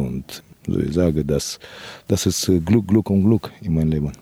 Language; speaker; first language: German; non-native, fluent; Russian